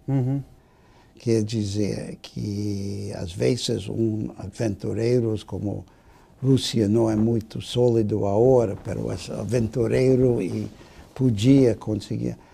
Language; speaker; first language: Portuguese; non-native, fluent; English